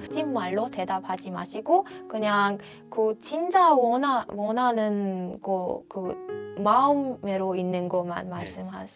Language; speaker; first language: Korean; non-native, fluent; Persian